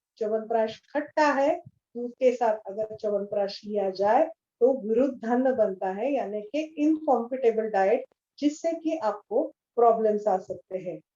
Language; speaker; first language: Hindi; non-native, local second language; Marathi